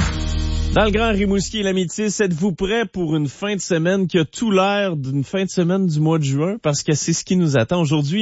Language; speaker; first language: French; native; French